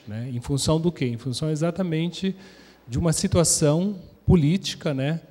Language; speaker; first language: Portuguese; native; Portuguese